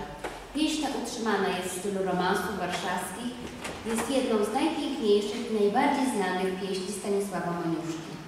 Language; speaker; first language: Polish; native; Polish